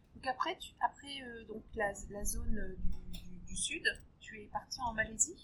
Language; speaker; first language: French; native; French